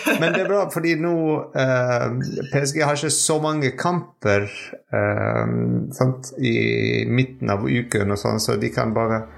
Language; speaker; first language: Norwegian; non-native, fluent; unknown